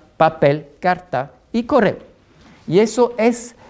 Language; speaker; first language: Spanish; non-native, fluent; French